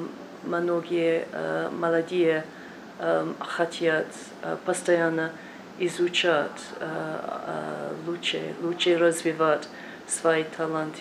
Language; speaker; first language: Russian; non-native, learner; English